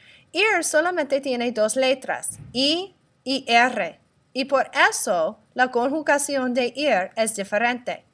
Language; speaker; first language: Spanish; non-native, fluent; English